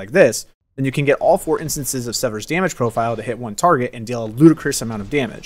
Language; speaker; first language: English; native; English